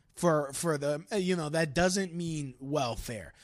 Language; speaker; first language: English; native; English